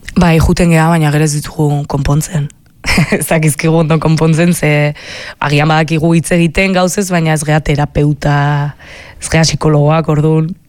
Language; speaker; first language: Basque; native; Basque